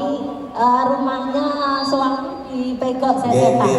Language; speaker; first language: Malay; non-native, local second language; Javanese